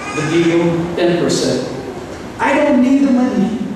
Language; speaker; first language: English; non-native, local second language; Filipino